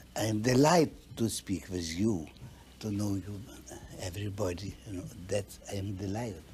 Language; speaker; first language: English; non-native, fluent; Russian